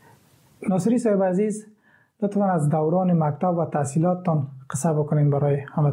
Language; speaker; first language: Persian; native; Persian